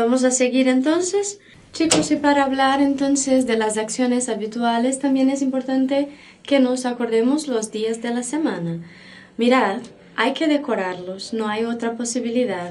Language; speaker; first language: Spanish; non-native, fluent; Portuguese